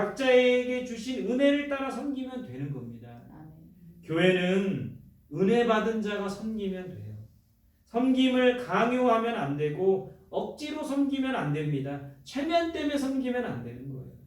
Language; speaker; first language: Korean; native; Korean